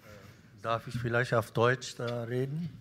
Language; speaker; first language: German; non-native, local second language; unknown